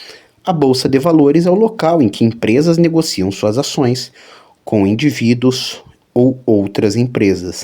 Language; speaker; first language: Portuguese; native; Portuguese